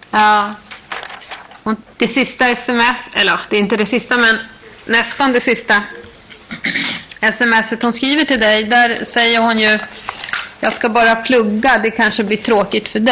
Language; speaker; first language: Swedish; native; Swedish